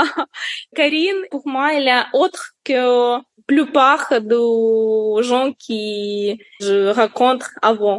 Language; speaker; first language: French; non-native, learner; Ukrainian